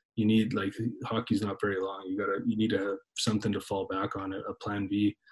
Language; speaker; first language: English; native; English